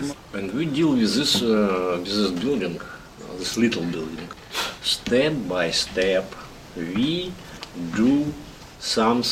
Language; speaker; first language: English; non-native, learner; Russian